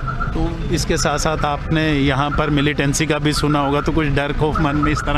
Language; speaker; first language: Hindi; native; Hindi